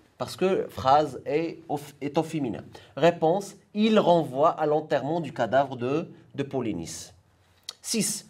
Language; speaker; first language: French; non-native, local second language; Arabic